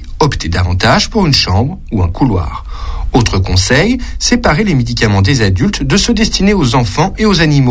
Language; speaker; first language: French; native; French